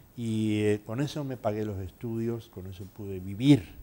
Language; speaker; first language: Spanish; native; Spanish